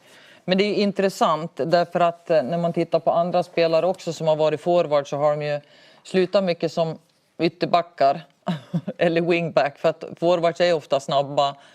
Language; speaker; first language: Swedish; native; Swedish